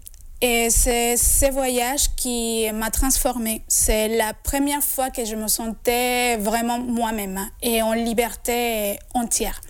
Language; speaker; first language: French; non-native, fluent; Spanish